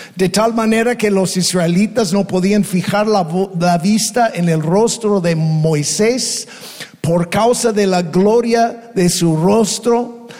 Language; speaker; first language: Spanish; non-native, fluent; English